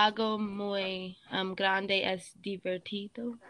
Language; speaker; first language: Spanish; non-native, learner; English